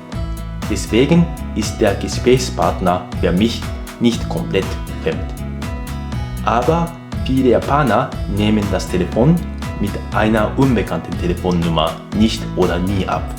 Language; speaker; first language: German; non-native, fluent; Japanese